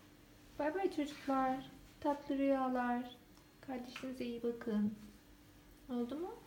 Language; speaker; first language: Turkish; native; Turkish